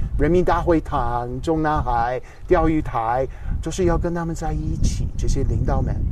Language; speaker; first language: Chinese; non-native, fluent; English